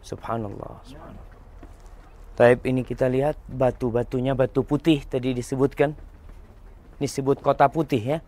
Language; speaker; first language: Indonesian; native; Indonesian